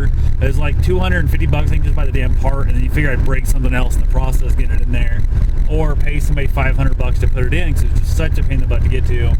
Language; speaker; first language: English; native; English